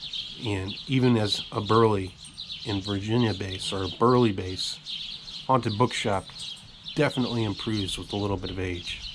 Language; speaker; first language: English; native; English